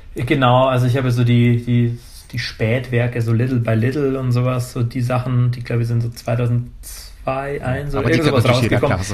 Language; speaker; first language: German; native; German